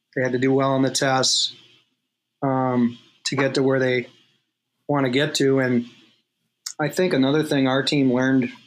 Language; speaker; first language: English; native; English